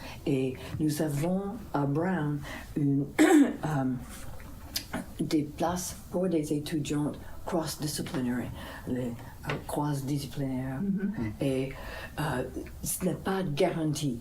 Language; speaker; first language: French; non-native, fluent; English